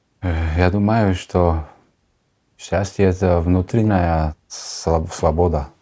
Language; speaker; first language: Russian; non-native, learner; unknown